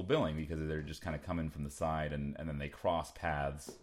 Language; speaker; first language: English; native; English